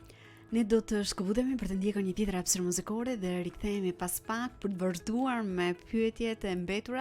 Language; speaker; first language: Albanian; native; Albanian